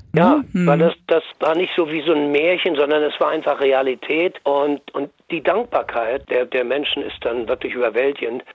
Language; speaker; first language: German; native; German